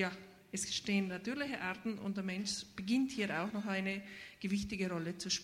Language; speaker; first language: German; native; German